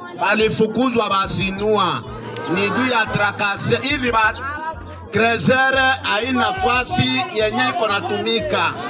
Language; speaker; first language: Swahili; native; Swahili